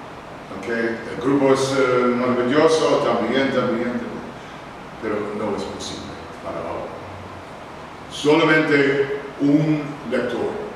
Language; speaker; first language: Spanish; non-native, learner; English